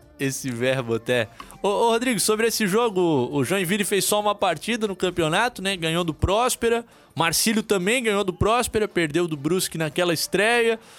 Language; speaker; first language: Portuguese; native; Portuguese